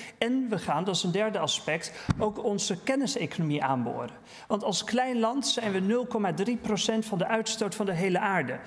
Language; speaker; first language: Dutch; native; Dutch